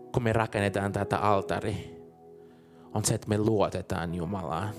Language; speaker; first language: Finnish; non-native, fluent; Portuguese